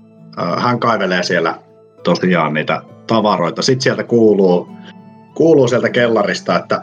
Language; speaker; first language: Finnish; native; Finnish